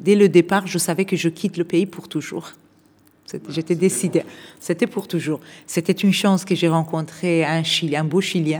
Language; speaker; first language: French; non-native, fluent; Persian